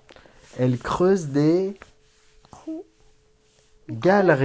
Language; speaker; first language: French; native; French